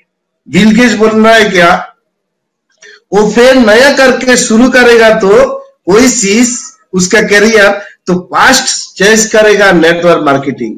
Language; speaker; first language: Hindi; non-native, fluent; Bangla